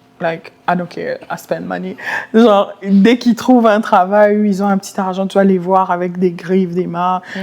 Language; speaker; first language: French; non-native, local second language; Lingala